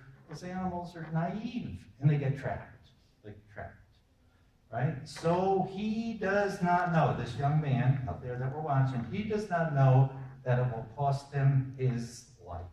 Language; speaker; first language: English; native; English